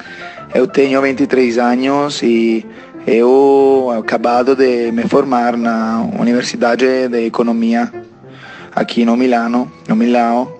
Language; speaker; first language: Portuguese; non-native, learner; Italian